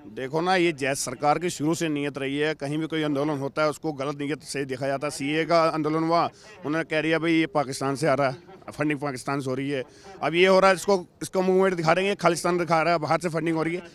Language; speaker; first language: Hindi; native; Hindi